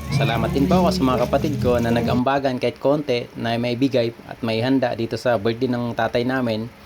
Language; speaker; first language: Filipino; native; Filipino